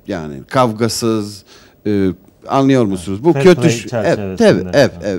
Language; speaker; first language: Turkish; non-native, learner; Serbian